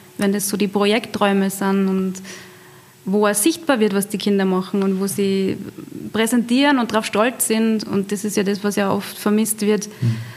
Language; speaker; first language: German; native; German